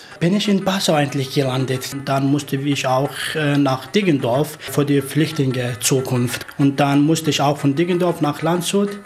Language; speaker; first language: German; non-native, fluent; Arabic